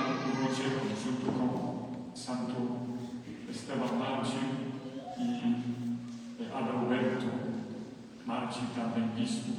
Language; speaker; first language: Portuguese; non-native, fluent; Polish